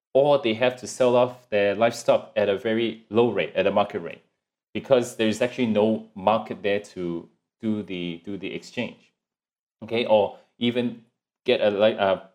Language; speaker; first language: English; non-native, local second language; Cantonese